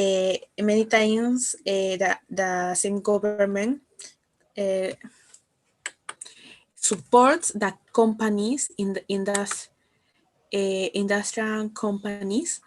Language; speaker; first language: English; non-native, learner; Spanish